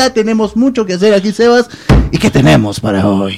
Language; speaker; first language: Spanish; native; Spanish